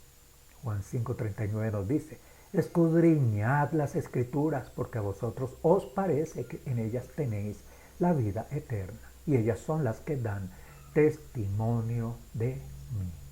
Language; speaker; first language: Spanish; native; Spanish